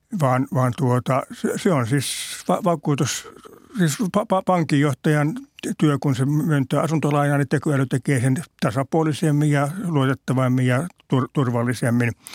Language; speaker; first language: Finnish; native; Finnish